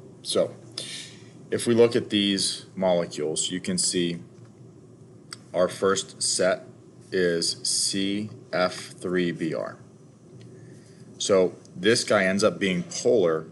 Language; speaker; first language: English; native; English